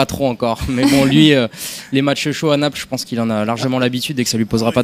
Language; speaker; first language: French; native; French